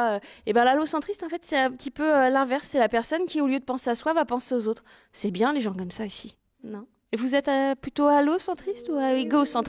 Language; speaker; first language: French; native; French